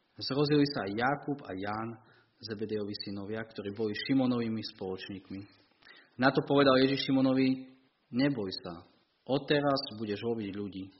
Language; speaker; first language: Slovak; native; Slovak